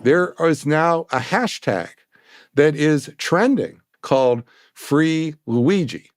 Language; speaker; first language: English; native; English